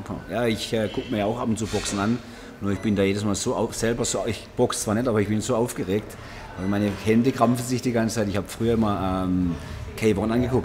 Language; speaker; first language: German; native; German